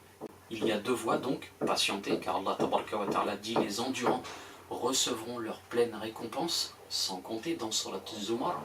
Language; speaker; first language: French; native; French